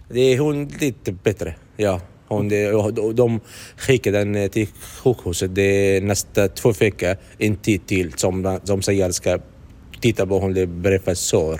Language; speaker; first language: Swedish; non-native, learner; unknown